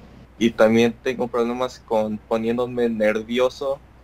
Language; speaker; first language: Spanish; early bilingual, heritage; Spanish